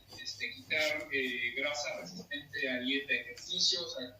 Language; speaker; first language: Spanish; native; Spanish